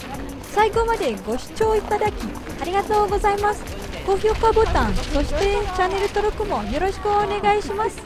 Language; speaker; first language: Japanese; non-native, fluent; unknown